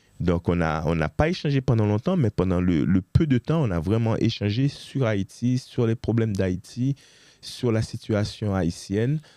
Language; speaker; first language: French; early bilingual, other home language; Haitian Creole